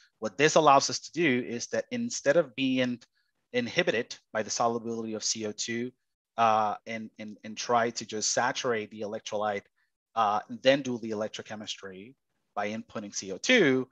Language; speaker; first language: English; non-native, local second language; Spanish